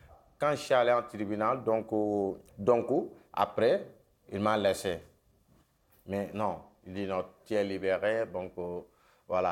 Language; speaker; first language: French; non-native, local second language; Wolof